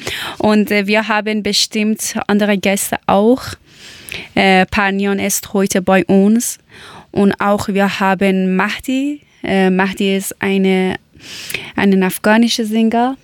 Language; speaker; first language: German; non-native, learner; Persian